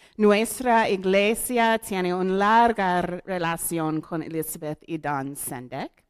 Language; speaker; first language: Spanish; non-native, learner; English